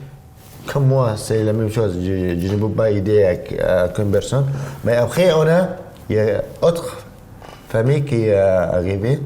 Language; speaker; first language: French; non-native, learner; Arabic